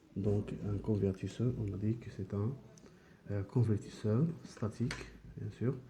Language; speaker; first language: French; non-native, local second language; Arabic